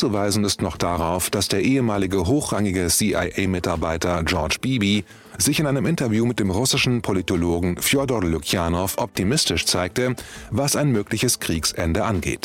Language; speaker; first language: German; native; German